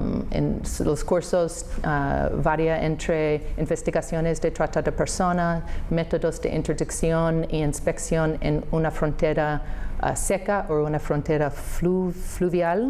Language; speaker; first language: Spanish; non-native, fluent; English